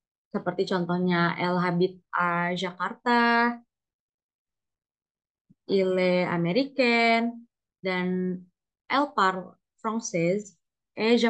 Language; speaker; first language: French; non-native, learner; Indonesian